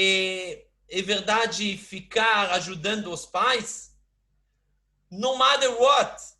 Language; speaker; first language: Portuguese; non-native, fluent; Hebrew